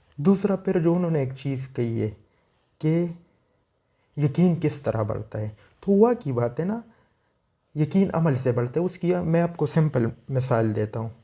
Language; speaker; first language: Urdu; non-native, local second language; Pashto